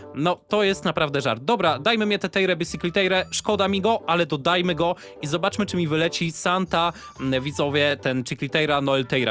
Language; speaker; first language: Polish; native; Polish